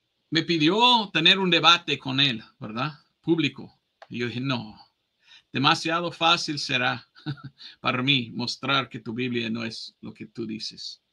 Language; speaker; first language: Spanish; non-native, fluent; English